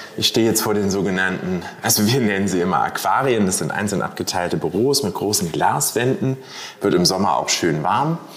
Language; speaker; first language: German; native; German